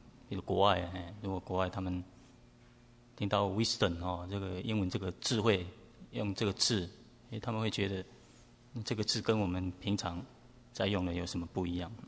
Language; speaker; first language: Chinese; native; Chinese